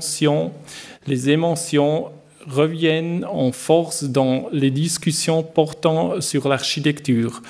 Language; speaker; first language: French; non-native, learner; German